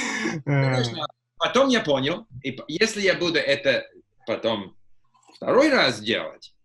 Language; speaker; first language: Russian; non-native, fluent; English